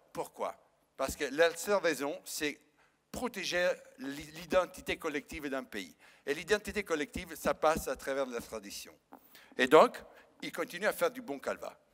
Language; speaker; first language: French; non-native, fluent; Italian